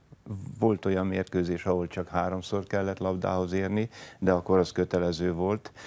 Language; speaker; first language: Hungarian; native; Hungarian